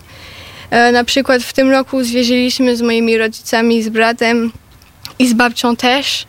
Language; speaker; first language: Polish; early bilingual, heritage; Polish